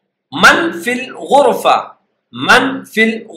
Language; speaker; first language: Arabic; non-native, fluent; Urdu